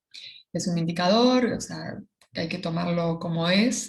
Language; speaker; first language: Spanish; native; Spanish